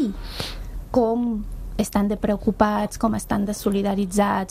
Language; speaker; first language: Catalan; non-native, fluent; Persian